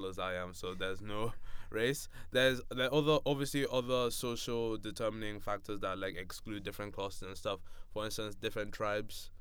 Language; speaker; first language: English; non-native, local second language; Yoruba